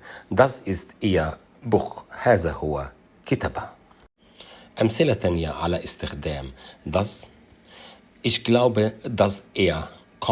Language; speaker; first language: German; non-native, fluent; Arabic